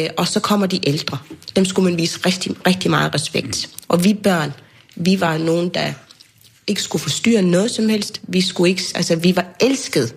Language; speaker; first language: Danish; early bilingual, other home language; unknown